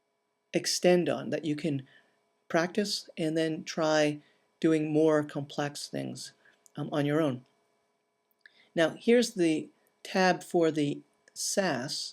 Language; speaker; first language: English; native; English